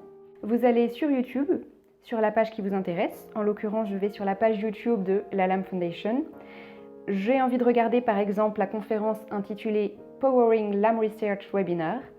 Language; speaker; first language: French; native; French